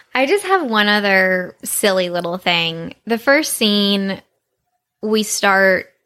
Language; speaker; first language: English; native; English